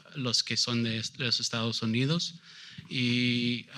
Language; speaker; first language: Spanish; early bilingual, other home language; English